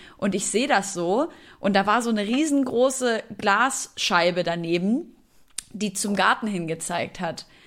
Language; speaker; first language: German; early bilingual, other home language; Arabic